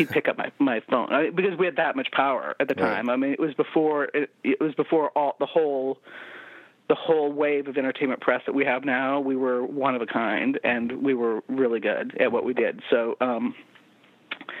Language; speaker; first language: English; native; English